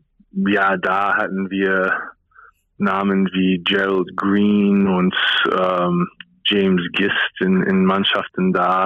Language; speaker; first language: German; non-native, fluent; English